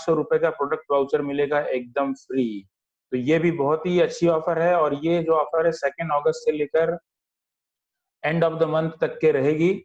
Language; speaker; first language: Hindi; native; Hindi